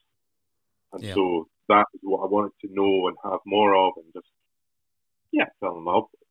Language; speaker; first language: English; native; English